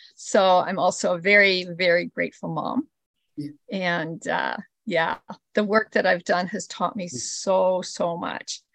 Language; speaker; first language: English; early bilingual, other home language; Spanish